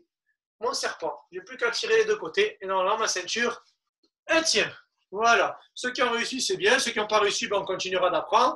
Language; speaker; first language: French; native; French